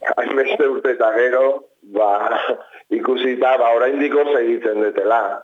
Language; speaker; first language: Basque; non-native, local second language; Spanish